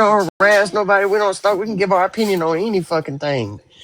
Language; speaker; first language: English; native; English